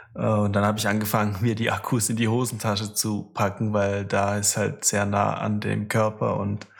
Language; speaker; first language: German; non-native, fluent; Russian